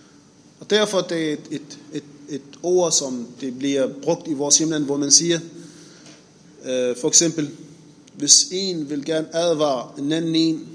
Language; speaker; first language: Danish; non-native, fluent; Arabic